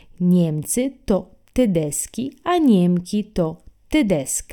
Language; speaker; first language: Polish; non-native, fluent; Italian